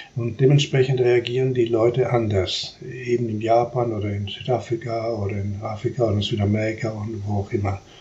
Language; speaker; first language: German; non-native, fluent; Spanish